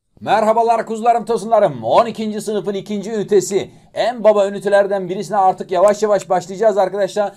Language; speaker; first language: Turkish; native; Turkish